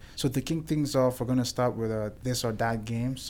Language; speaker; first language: English; non-native, local second language; Igbo